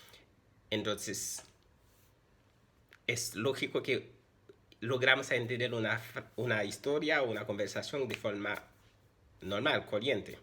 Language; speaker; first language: Spanish; non-native, fluent; Haitian Creole